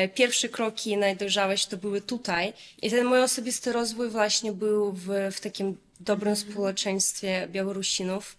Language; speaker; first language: Polish; non-native, fluent; Russian